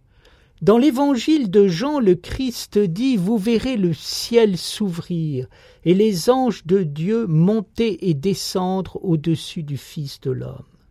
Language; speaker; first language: French; native; French